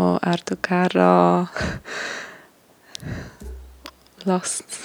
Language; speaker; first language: Portuguese; non-native, learner; English